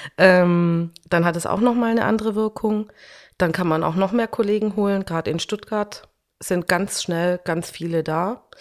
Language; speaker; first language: German; early bilingual, other home language; Hungarian